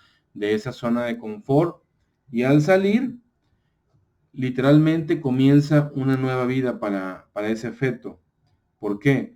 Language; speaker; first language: Spanish; native; Spanish